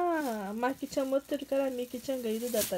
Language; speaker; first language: Japanese; non-native, learner; Portuguese